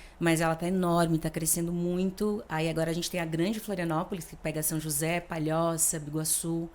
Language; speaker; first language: Portuguese; native; Portuguese